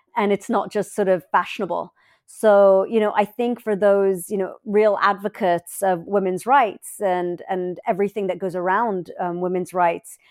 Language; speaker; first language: English; native; English